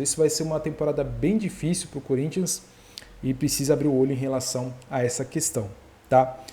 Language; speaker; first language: Portuguese; native; Portuguese